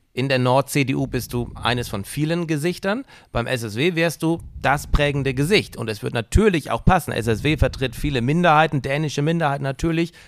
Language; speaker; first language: German; native; German